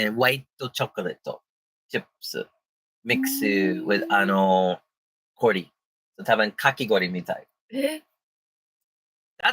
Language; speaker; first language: Japanese; non-native, learner; English